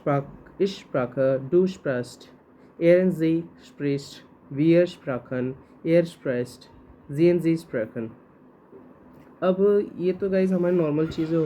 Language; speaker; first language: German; non-native, learner; Hindi